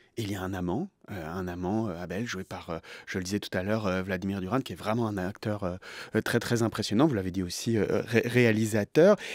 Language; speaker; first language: French; native; French